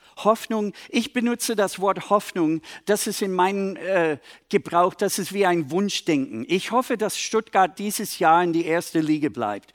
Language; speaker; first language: German; non-native, fluent; English